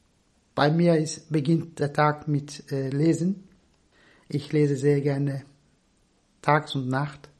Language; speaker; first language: German; non-native, fluent; Turkish